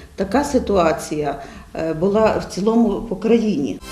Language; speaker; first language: Ukrainian; native; Ukrainian